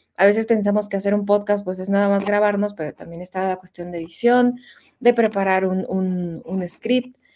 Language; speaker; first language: Spanish; native; Spanish